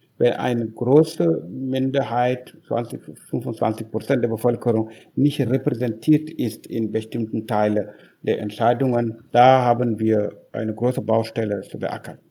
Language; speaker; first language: German; non-native, fluent; Wolof